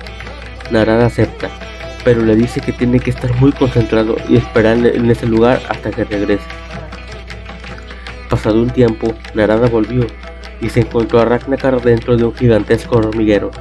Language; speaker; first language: Spanish; native; Spanish